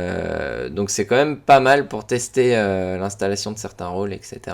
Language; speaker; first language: French; native; French